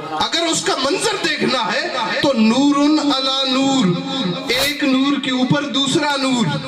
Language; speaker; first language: Urdu; non-native, local second language; Punjabi